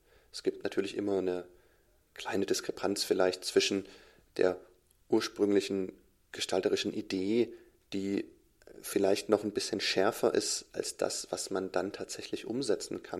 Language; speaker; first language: German; native; German